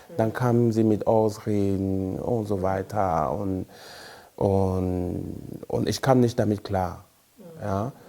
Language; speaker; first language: German; non-native, fluent; French